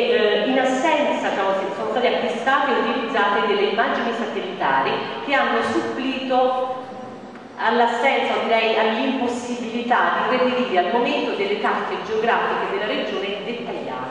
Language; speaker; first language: Italian; native; Italian